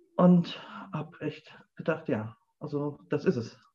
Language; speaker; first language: German; native; German